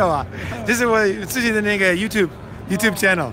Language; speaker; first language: Chinese; non-native, learner; English